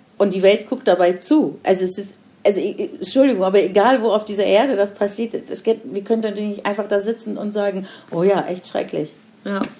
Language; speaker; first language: German; non-native, fluent; Persian